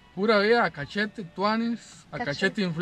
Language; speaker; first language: Spanish; native; Spanish